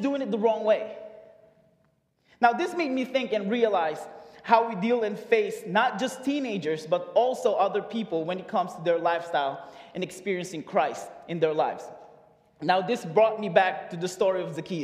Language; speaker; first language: English; non-native, local second language; Filipino